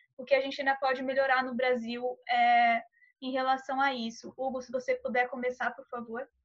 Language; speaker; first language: Portuguese; native; Portuguese